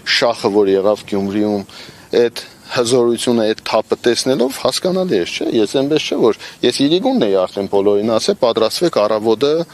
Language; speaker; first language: Armenian; native; Armenian